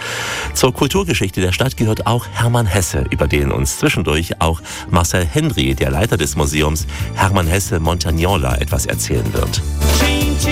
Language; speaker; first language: German; native; German